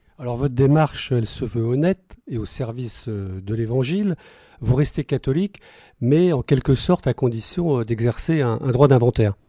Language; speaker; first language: French; native; French